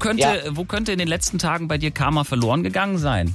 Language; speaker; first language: German; native; German